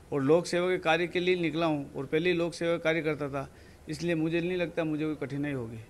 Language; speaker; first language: Hindi; native; Hindi